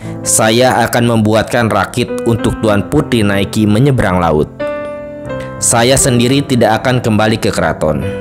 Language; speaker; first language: Indonesian; native; Indonesian